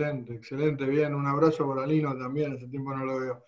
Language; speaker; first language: Spanish; native; Spanish